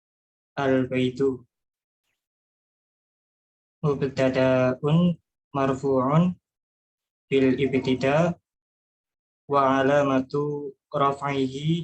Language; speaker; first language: Arabic; non-native, learner; Indonesian